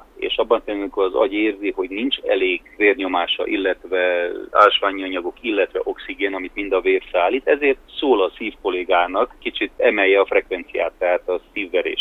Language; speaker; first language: Hungarian; native; Hungarian